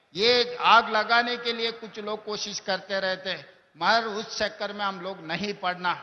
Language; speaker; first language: Hindi; non-native, local second language; Telugu